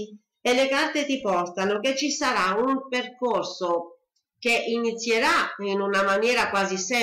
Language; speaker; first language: Italian; native; Italian